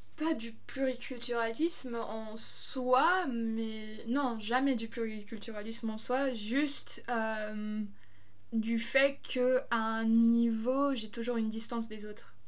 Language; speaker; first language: French; early bilingual, other home language; German